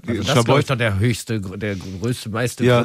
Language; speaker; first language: German; native; German